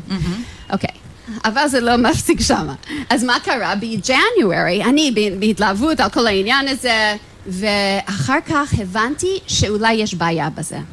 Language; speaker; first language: Hebrew; non-native, fluent; English